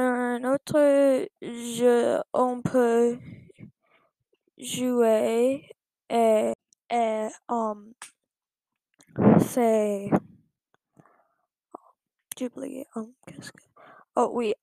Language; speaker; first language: French; non-native, learner; English